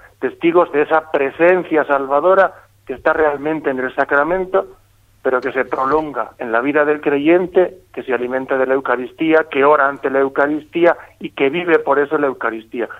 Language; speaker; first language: Spanish; native; Spanish